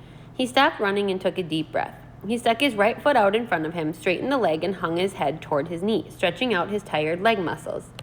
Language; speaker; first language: English; native; English